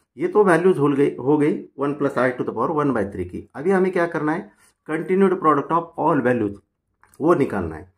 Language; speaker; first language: Hindi; non-native, local second language; Marathi